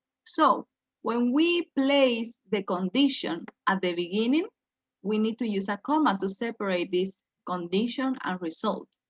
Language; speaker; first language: English; non-native, fluent; Spanish